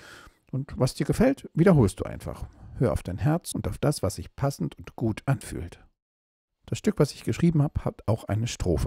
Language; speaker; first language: German; native; German